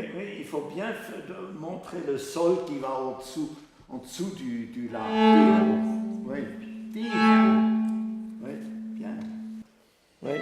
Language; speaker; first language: French; non-native, fluent; Swiss German